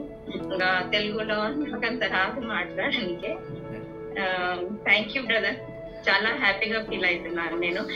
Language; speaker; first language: Telugu; non-native, local second language; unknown